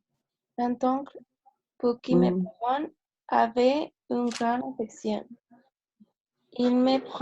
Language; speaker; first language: French; non-native, learner; Spanish